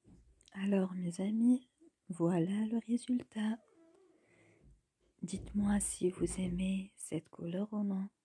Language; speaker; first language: French; non-native, local second language; Arabic